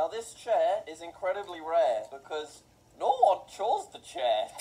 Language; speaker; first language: English; native; English